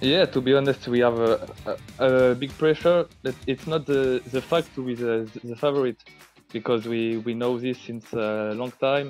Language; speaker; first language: English; non-native, fluent; French